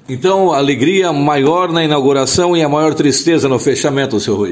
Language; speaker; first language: Portuguese; native; Portuguese